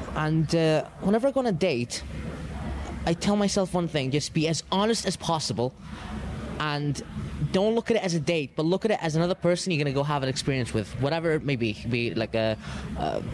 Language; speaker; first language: English; early bilingual, other home language; Arabic